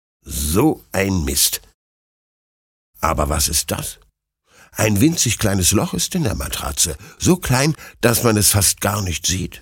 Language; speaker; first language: German; native; German